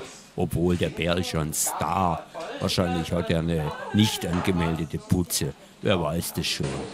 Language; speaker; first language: German; native; German